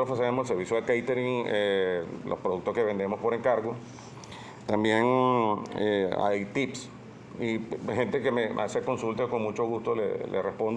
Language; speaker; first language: Spanish; native; Spanish